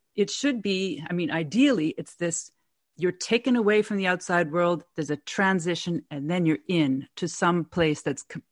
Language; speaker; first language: English; native; English